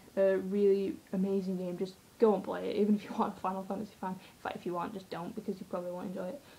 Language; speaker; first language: English; native; English